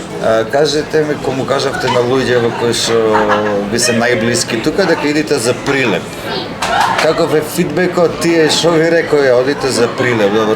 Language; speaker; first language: Macedonian; native; Macedonian